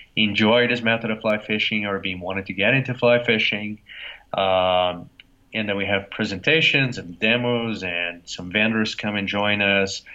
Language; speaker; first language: English; non-native, fluent; Portuguese